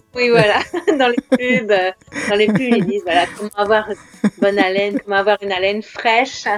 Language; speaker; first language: French; native; French